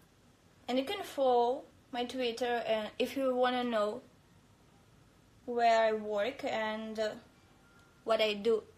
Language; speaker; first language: English; non-native, learner; Russian